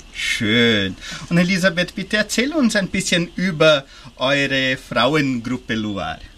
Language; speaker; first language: German; early bilingual, heritage; German